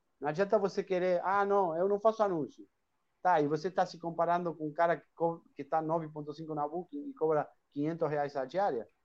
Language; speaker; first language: Portuguese; non-native, fluent; Spanish